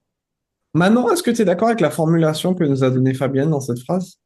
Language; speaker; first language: French; native; French